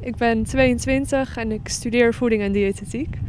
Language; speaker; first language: Dutch; native; Dutch